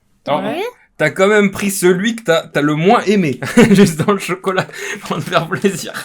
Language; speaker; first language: French; native; French